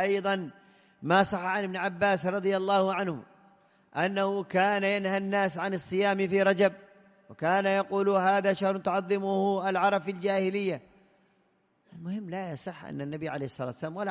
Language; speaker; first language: Arabic; native; Arabic